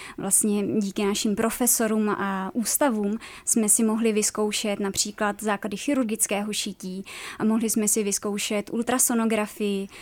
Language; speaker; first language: Czech; native; Czech